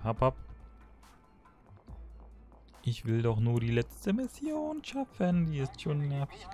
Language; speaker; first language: German; native; German